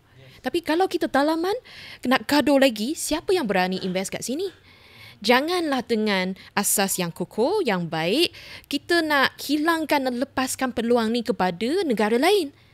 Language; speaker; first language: Malay; non-native, local second language; Chinese